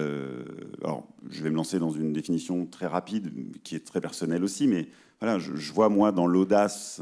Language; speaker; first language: French; native; French